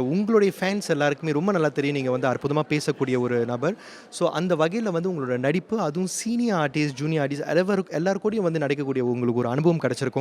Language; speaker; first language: Tamil; native; Tamil